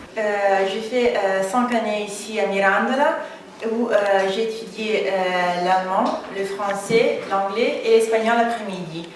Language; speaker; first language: French; non-native, fluent; Italian